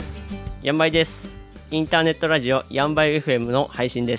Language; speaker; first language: Japanese; native; Japanese